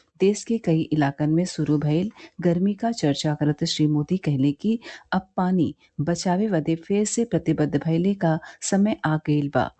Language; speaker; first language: Bhojpuri; native; Bhojpuri